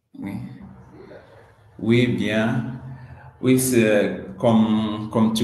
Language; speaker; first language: French; non-native, learner; Swahili